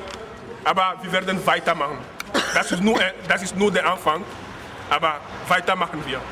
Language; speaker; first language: German; non-native, learner; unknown